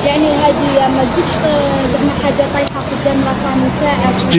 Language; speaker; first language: Arabic; native; Arabic